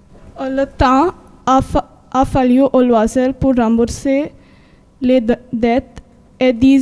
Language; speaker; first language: French; non-native, learner; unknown